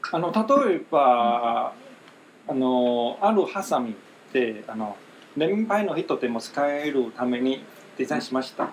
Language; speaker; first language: Japanese; non-native, fluent; Chinese